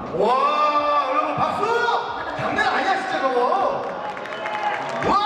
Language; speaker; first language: Korean; native; Korean